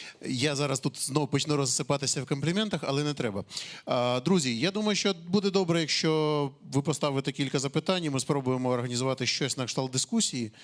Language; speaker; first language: Ukrainian; native; Ukrainian